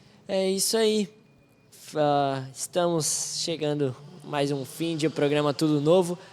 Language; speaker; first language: Portuguese; native; Portuguese